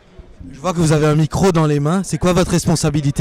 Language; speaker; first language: French; native; French